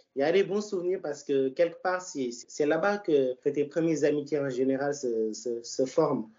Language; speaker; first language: French; non-native, local second language; Wolof